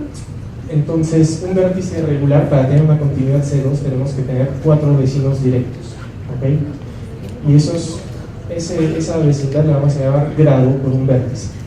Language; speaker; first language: Spanish; non-native, fluent; French